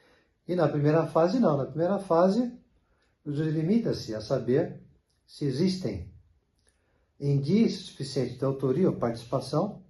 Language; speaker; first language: Portuguese; native; Portuguese